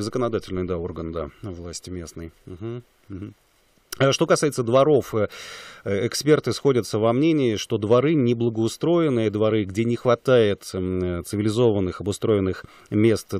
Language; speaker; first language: Russian; native; Russian